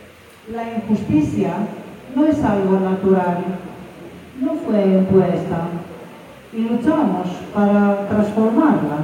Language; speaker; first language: Spanish; non-native, fluent; Greek